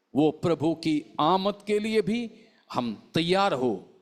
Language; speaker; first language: Hindi; non-native, local second language; Malayalam